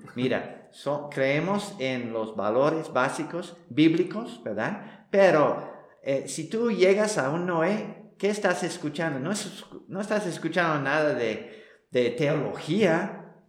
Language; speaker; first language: Spanish; non-native, fluent; English